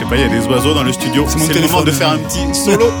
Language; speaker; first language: French; native; French